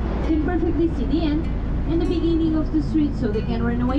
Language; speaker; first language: English; non-native, fluent; Portuguese